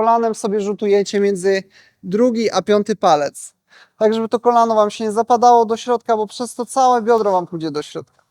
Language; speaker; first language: Polish; native; Polish